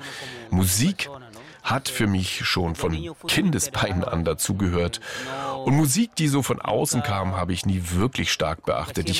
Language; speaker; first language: German; native; German